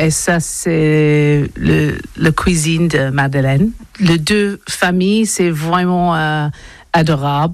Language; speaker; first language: French; non-native, learner; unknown